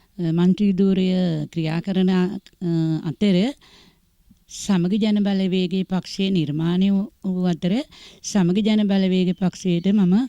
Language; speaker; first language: Sinhala; native; Sinhala